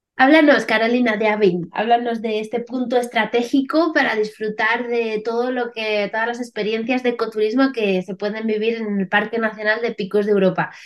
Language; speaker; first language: Spanish; native; Spanish